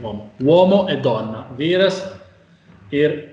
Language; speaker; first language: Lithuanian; non-native, learner; Italian